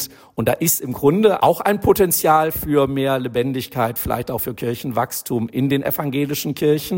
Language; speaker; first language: German; native; German